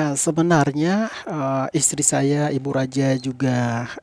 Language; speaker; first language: Indonesian; non-native, fluent; Arabic